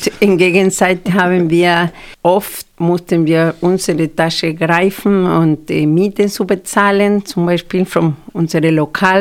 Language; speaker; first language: German; non-native, fluent; Spanish